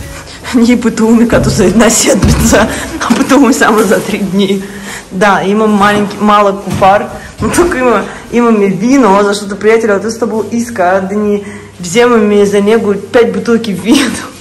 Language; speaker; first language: Bulgarian; non-native, fluent; Russian